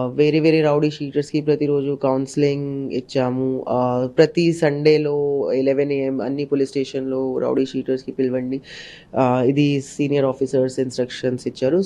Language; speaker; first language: Telugu; non-native, learner; Hindi